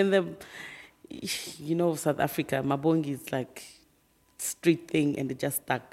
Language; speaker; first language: English; non-native, local second language; Tsonga